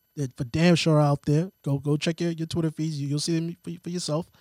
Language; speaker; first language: English; native; English